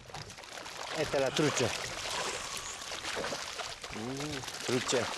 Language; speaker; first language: Spanish; non-native, local second language; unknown